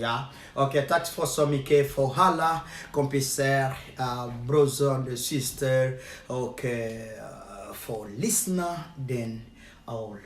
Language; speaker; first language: Swedish; non-native, learner; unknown